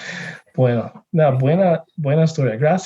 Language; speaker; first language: Spanish; non-native, fluent; English